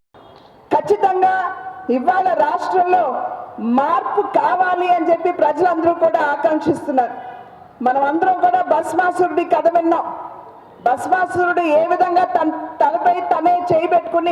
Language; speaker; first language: Telugu; native; Telugu